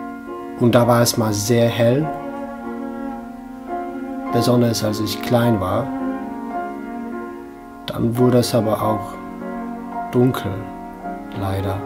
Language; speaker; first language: German; non-native, fluent; Bosnian